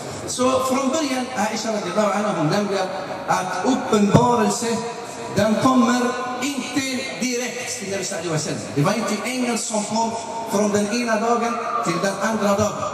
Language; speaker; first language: Swedish; non-native, fluent; Arabic